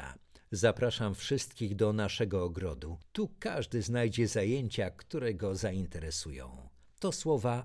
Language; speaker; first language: Polish; native; Polish